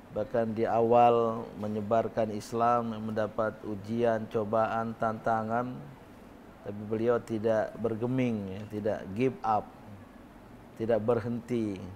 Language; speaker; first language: Indonesian; native; Indonesian